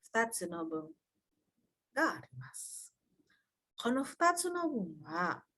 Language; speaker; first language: Japanese; non-native, fluent; Indonesian